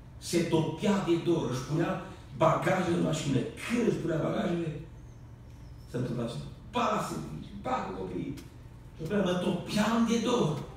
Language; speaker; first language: Romanian; native; Romanian